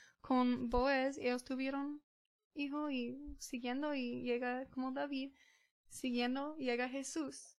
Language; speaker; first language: Spanish; non-native, learner; English